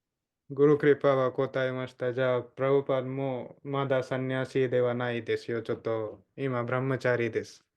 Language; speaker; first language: Japanese; non-native, fluent; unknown